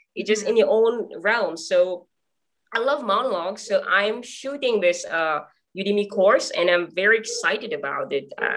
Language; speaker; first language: English; non-native, fluent; Morisyen